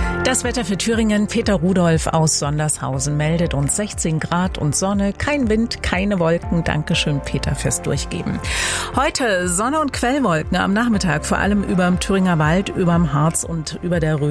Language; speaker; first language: German; native; German